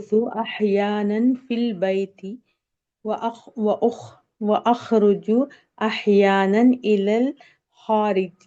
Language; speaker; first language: Arabic; non-native, learner; Urdu